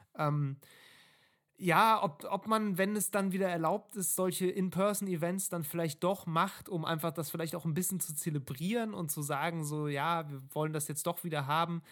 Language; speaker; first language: German; native; German